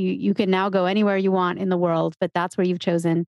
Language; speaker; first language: English; native; English